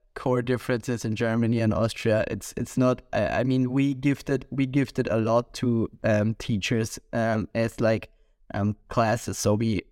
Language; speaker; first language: English; non-native, fluent; German